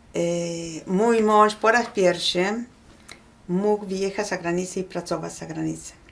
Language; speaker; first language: Polish; non-native, fluent; Spanish